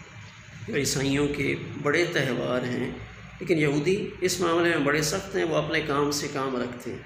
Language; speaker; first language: Urdu; native; Urdu